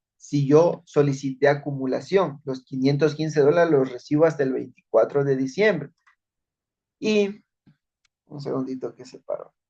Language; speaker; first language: Spanish; native; Spanish